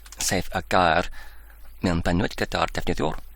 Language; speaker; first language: Welsh; non-native, learner; Dutch